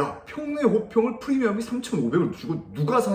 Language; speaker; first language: Korean; native; Korean